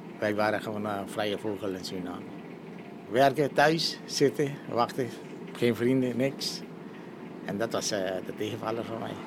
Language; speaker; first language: Dutch; non-native, local second language; Caribbean Hindustani